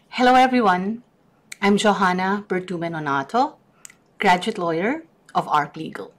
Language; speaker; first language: English; non-native, local second language; Filipino